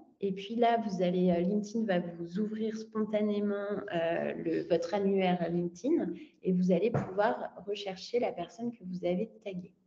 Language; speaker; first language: French; native; French